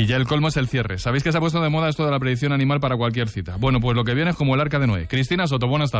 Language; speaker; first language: Spanish; native; Spanish